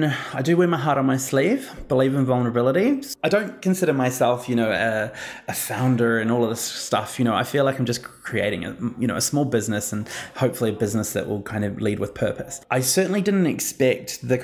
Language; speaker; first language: English; native; English